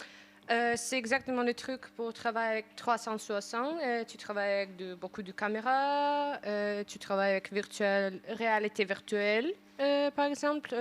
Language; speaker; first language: French; non-native, learner; Ukrainian